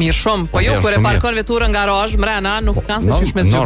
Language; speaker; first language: Albanian; native; Albanian